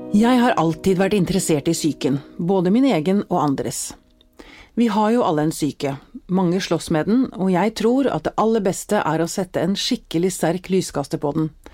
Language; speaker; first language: Norwegian; native; Norwegian